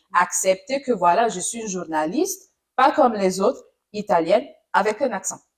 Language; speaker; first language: French; non-native, fluent; Italian